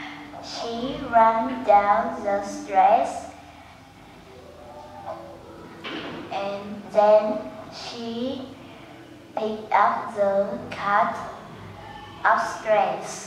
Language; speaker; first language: English; non-native, learner; Vietnamese